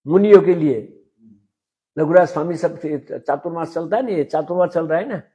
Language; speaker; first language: Hindi; non-native, local second language; Gujarati